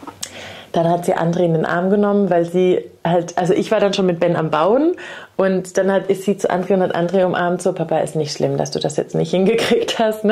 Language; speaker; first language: German; native; German